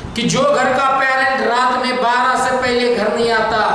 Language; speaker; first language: Hindi; non-native, local second language; Marathi